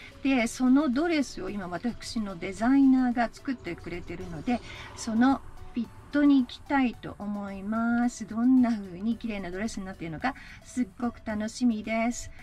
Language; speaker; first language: Japanese; native; Japanese